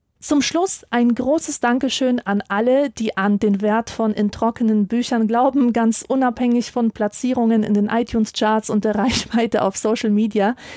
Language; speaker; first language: German; early bilingual, other home language; Polish